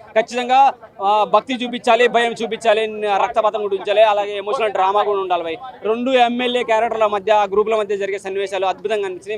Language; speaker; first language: Telugu; native; Telugu